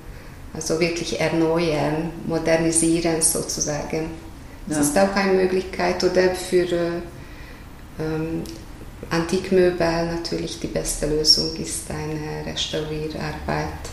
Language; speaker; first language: German; non-native, fluent; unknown